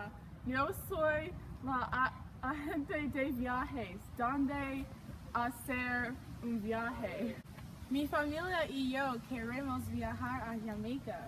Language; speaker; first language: Spanish; non-native, learner; English